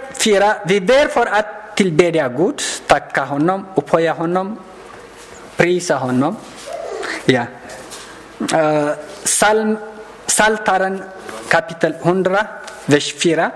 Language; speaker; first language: Swedish; non-native, learner; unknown